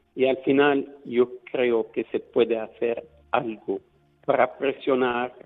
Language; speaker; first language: Spanish; native; Spanish